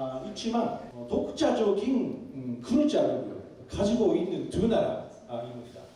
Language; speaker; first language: Korean; non-native, fluent; Japanese